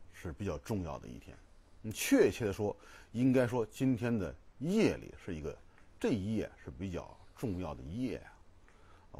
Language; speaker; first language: Chinese; native; Chinese